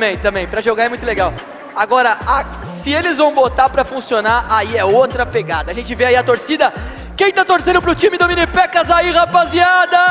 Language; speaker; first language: Portuguese; native; Portuguese